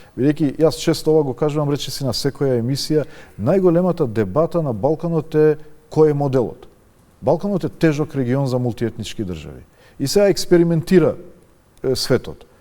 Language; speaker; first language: Macedonian; non-native, local second language; Albanian